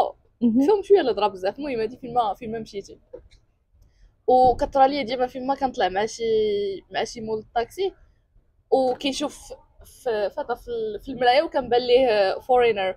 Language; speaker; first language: Arabic; native; Arabic